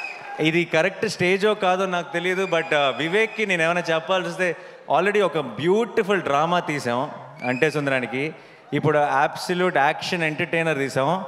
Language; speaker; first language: Telugu; native; Telugu